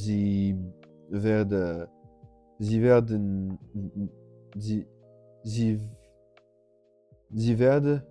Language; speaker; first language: German; non-native, learner; French